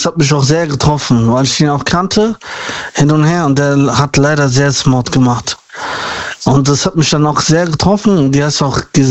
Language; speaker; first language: German; native; German